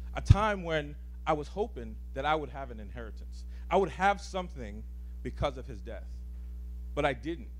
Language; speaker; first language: English; native; English